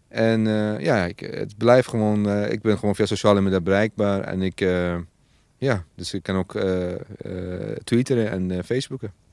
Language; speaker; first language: Dutch; non-native, fluent; Persian